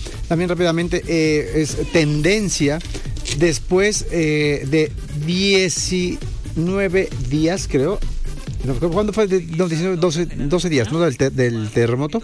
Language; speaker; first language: Spanish; native; Spanish